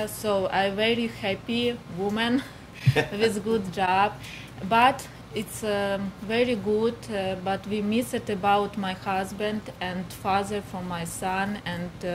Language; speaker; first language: English; non-native, learner; Ukrainian